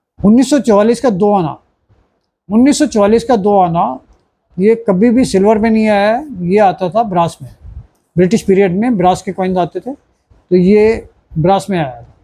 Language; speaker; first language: Hindi; native; Hindi